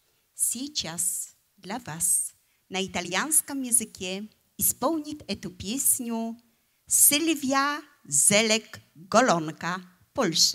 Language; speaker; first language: Russian; non-native, fluent; Polish